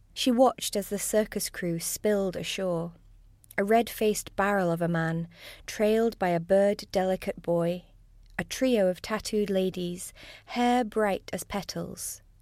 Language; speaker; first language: English; native; English